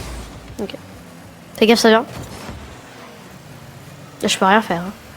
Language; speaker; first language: French; native; French